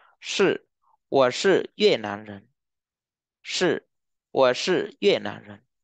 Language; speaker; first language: Chinese; non-native, fluent; Vietnamese